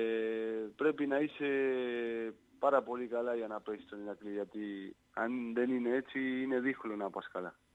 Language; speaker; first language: Greek; non-native, learner; Spanish